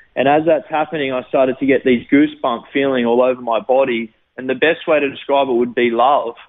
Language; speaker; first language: English; native; English